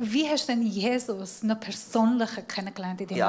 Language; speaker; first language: German; non-native, fluent; Persian